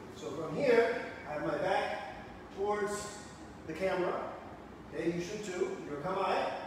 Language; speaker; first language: English; native; English